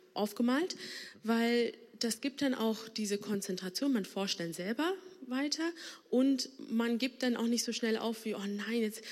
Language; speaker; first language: German; native; German